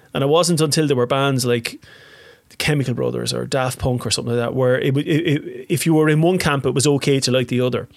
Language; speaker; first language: English; native; English